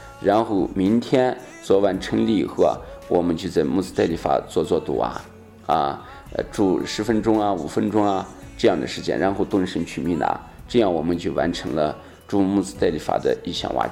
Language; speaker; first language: Chinese; native; Chinese